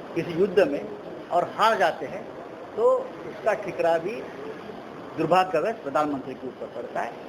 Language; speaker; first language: Hindi; non-native, local second language; Marathi